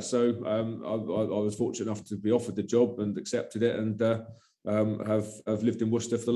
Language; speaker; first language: English; native; English